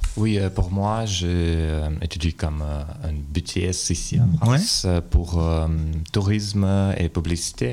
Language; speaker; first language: French; non-native, learner; Russian